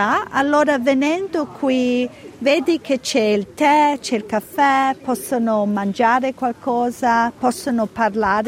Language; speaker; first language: Italian; early bilingual, heritage; Italian